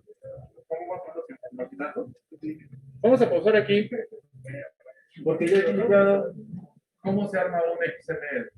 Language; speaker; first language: Spanish; native; Spanish